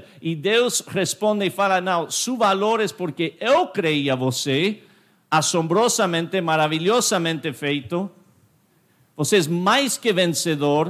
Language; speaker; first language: Portuguese; non-native, fluent; English